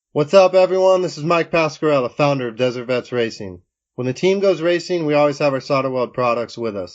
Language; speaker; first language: English; native; English